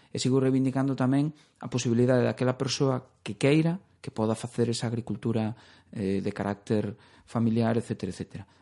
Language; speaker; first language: Galician; native; Galician